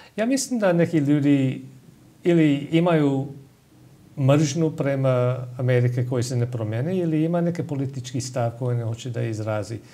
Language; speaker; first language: Serbian; non-native, fluent; English